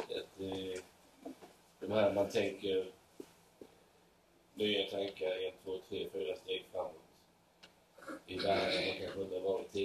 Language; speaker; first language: Swedish; native; Swedish